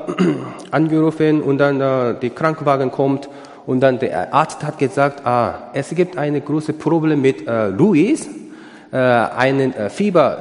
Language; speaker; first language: German; non-native, learner; Korean